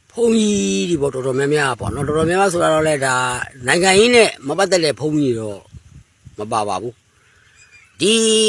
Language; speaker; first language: Burmese; native; Burmese